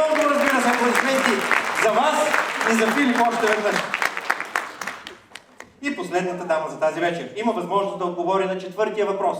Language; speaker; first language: Bulgarian; native; Bulgarian